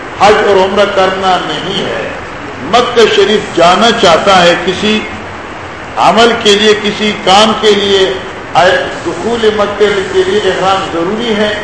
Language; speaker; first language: Urdu; non-native, local second language; Northern Hindko